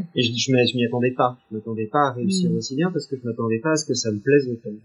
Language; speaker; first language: French; native; French